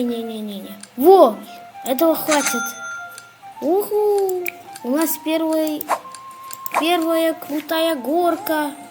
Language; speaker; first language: Russian; non-native, local second language; Kazakh